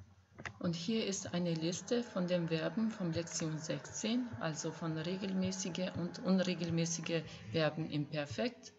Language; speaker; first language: German; non-native, fluent; Albanian